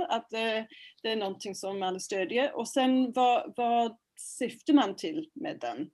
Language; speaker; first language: Swedish; non-native, fluent; English